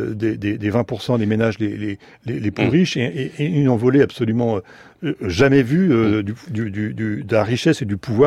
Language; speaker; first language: French; native; French